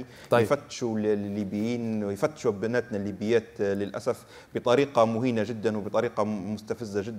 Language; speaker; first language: Arabic; native; Arabic